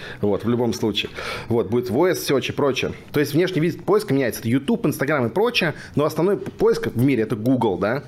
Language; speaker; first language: Russian; native; Russian